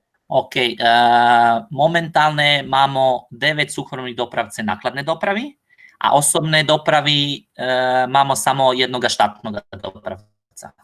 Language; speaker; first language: Slovak; non-native, learner; Croatian